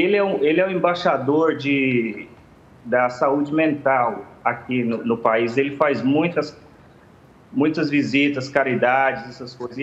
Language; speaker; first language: Portuguese; native; Portuguese